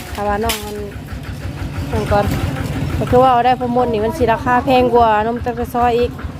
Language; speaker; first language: Thai; native; Thai